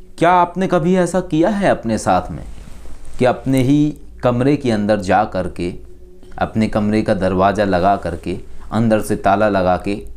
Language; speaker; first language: Hindi; native; Hindi